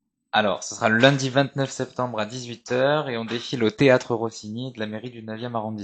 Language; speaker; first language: French; native; French